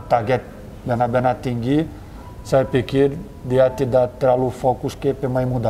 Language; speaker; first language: Indonesian; non-native, fluent; Portuguese